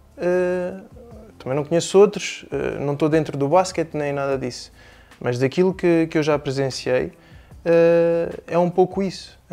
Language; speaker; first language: Portuguese; native; Portuguese